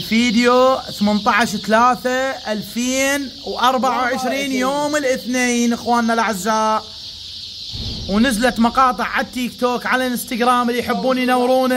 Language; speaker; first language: Arabic; native; Arabic